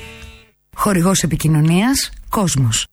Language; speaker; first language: Greek; native; Greek